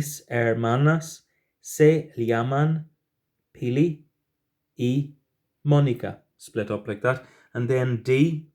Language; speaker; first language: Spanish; non-native, fluent; English